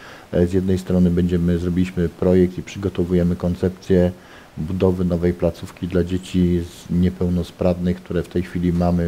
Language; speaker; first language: Polish; native; Polish